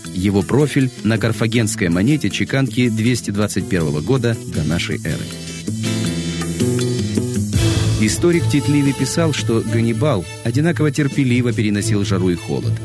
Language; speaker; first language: Russian; native; Russian